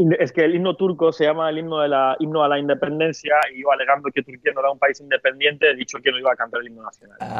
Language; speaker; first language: Spanish; non-native, fluent; Turkish